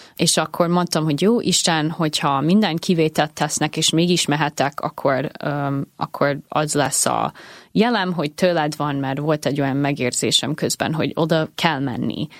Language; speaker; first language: Hungarian; non-native, fluent; English